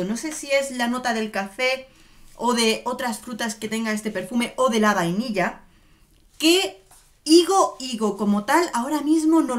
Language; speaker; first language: Spanish; native; Spanish